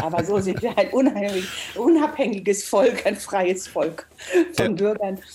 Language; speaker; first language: German; native; German